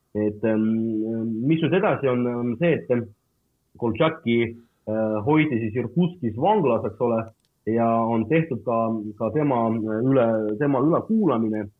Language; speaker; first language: Estonian; non-native, local second language; Russian